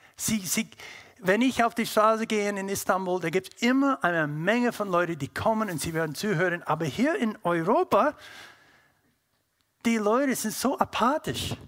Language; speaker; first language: German; non-native, learner; English